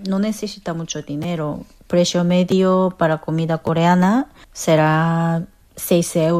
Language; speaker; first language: Spanish; non-native, fluent; Korean